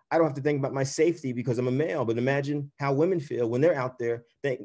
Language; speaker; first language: English; native; English